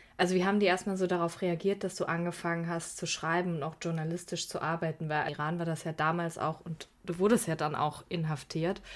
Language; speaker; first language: German; early bilingual, other home language; Persian